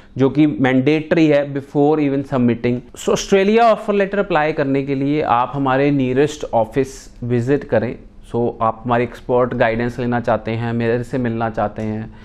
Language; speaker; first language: Hindi; non-native, local second language; Punjabi